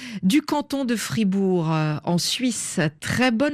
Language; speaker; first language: French; native; French